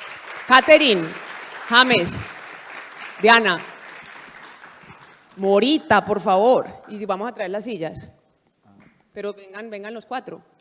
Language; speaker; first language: Spanish; native; Spanish